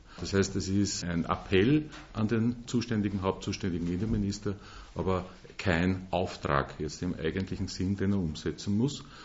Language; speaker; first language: German; native; German